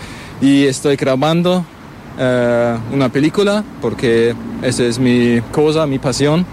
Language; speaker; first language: Spanish; non-native, fluent; German